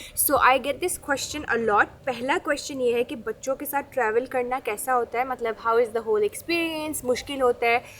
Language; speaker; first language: Urdu; early bilingual, heritage; Urdu